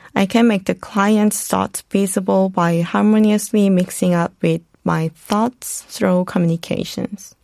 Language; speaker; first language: English; non-native, fluent; Korean